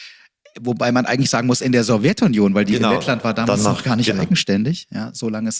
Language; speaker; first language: German; native; German